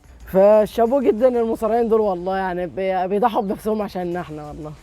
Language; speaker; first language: Arabic; native; Arabic